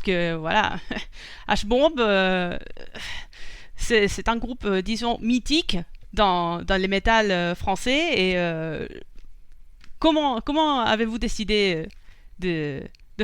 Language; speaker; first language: French; non-native, fluent; Spanish